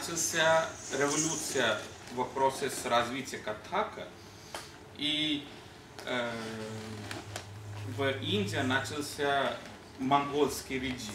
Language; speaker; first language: Russian; non-native, learner; Hindi